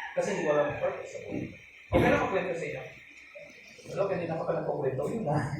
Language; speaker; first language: Filipino; non-native, local second language; Hiligaynon